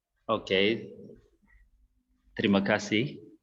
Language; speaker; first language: Indonesian; non-native, learner; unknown